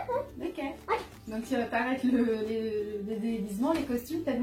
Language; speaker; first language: French; native; French